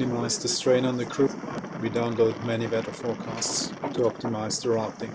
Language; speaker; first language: English; non-native, fluent; German